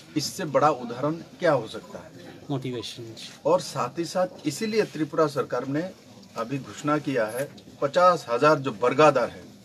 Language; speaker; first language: Hindi; non-native, local second language; Bangla